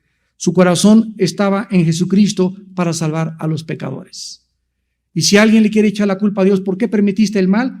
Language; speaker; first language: Spanish; native; Spanish